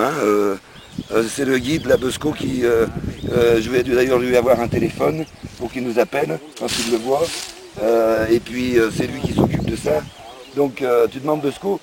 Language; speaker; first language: French; native; French